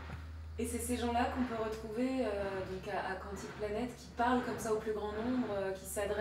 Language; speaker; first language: French; native; French